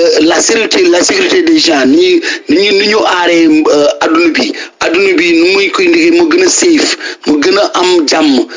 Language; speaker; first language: Wolof; non-native, local second language; Fula